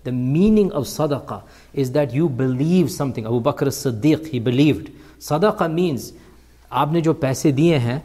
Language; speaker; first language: Urdu; early bilingual, heritage; Urdu